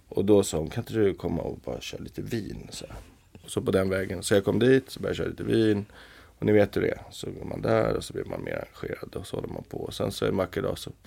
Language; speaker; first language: Swedish; native; Swedish